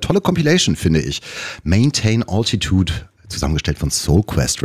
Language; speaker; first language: German; native; German